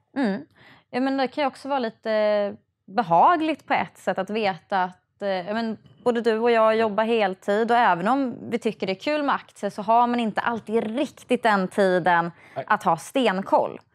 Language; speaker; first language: Swedish; native; Swedish